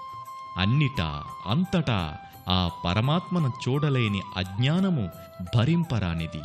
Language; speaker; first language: Telugu; native; Telugu